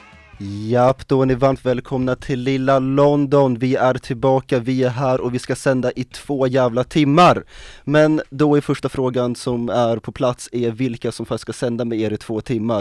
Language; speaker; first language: Swedish; native; Swedish